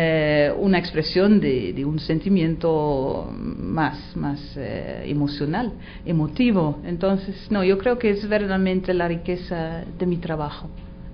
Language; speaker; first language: Spanish; non-native, fluent; Dutch